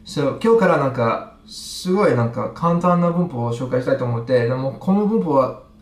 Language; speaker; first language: Japanese; non-native, fluent; English